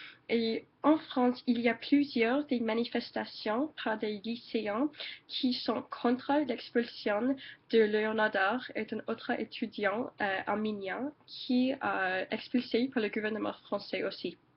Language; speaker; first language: French; non-native, learner; English